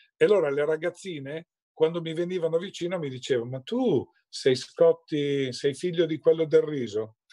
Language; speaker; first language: Italian; native; Italian